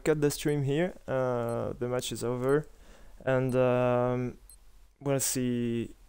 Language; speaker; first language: English; non-native, learner; French